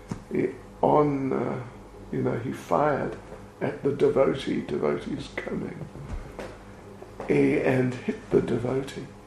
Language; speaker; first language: English; native; English